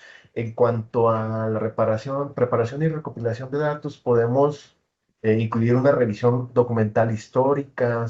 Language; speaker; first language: Spanish; native; Spanish